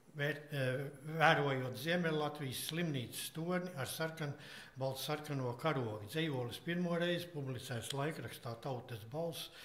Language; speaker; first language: Latvian; native; Latvian